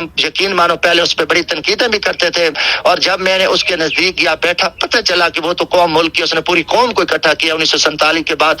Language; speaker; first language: Urdu; non-native, local second language; Saraiki